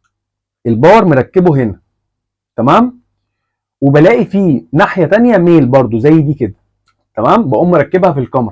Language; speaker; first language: Arabic; native; Arabic